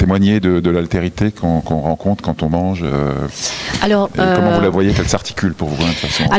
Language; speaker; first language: French; native; French